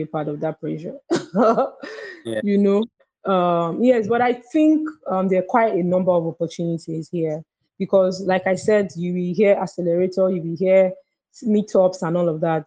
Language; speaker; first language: English; non-native, local second language; Yoruba